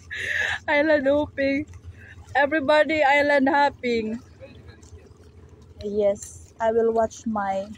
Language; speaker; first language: English; non-native, learner; Filipino